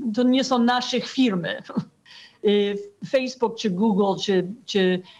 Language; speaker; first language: Polish; non-native, fluent; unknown